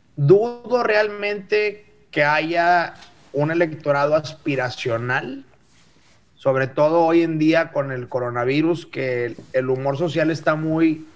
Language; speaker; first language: Spanish; native; Spanish